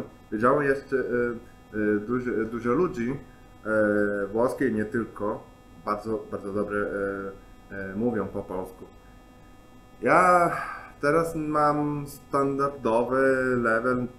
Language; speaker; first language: Polish; non-native, learner; Italian